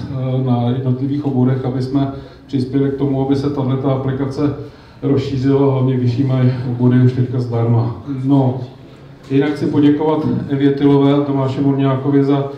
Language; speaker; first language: Czech; native; Czech